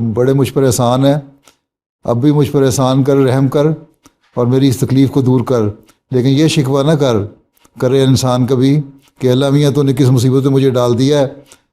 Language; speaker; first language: Urdu; native; Urdu